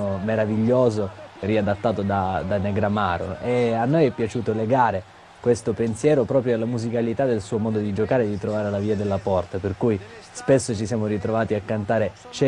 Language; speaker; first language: Italian; native; Italian